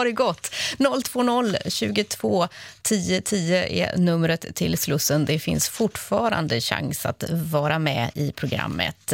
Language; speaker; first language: Swedish; native; Swedish